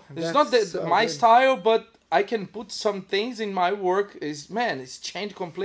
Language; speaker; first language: English; non-native, learner; Portuguese